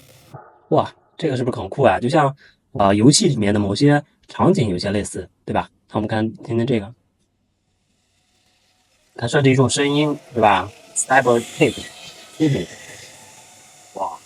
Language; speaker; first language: Chinese; native; Chinese